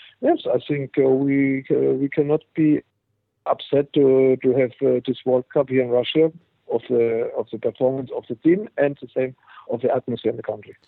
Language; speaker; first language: English; non-native, fluent; German